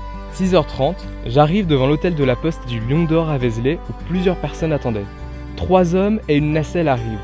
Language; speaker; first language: French; native; French